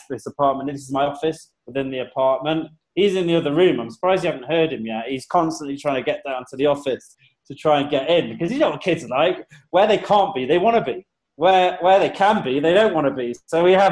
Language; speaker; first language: English; native; English